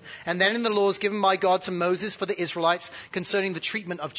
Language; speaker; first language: English; native; English